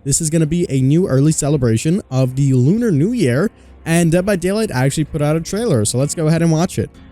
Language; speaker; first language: English; native; English